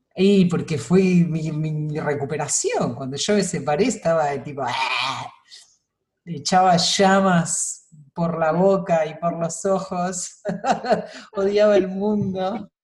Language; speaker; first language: Spanish; native; Spanish